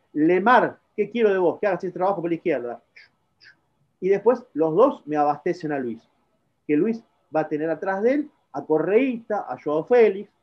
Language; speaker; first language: Spanish; native; Spanish